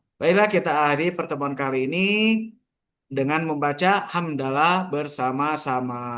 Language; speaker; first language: Indonesian; non-native, local second language; Sundanese